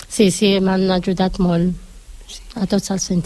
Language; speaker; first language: Catalan; non-native, learner; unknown